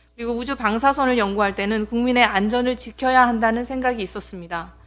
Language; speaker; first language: Korean; native; Korean